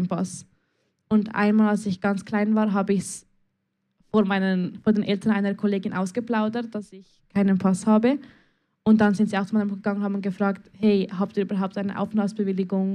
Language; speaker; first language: German; early bilingual, other home language; Spanish